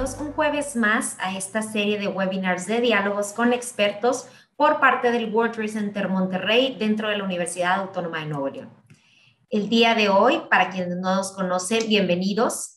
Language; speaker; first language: Spanish; native; Spanish